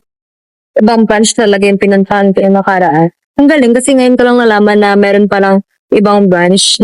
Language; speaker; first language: Filipino; native; Filipino